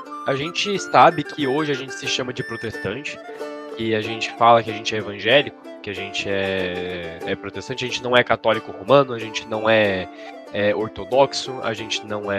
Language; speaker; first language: Portuguese; native; Portuguese